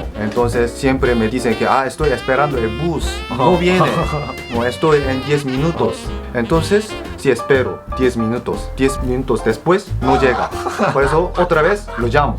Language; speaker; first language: Spanish; non-native, fluent; Korean